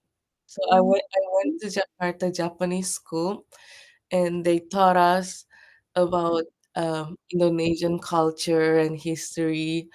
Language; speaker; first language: English; non-native, fluent; Japanese